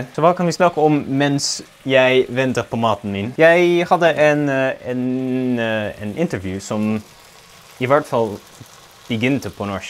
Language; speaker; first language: Norwegian; non-native, learner; Dutch